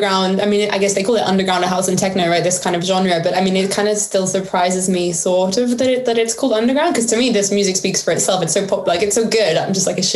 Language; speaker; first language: English; native; English